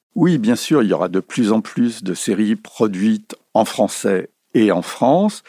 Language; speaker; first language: French; native; French